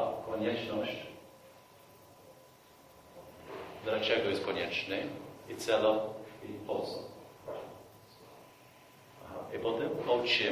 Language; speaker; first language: Polish; non-native, fluent; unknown